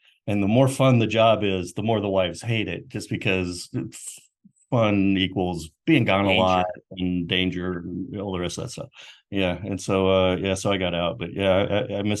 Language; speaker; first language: English; native; English